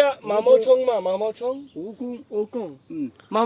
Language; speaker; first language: Chinese; non-native, learner; Bangla